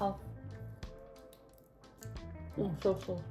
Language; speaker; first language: English; non-native, learner; Ukrainian